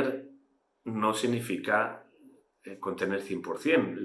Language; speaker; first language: Spanish; native; Spanish